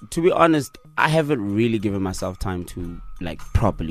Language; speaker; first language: English; non-native, local second language; Tswana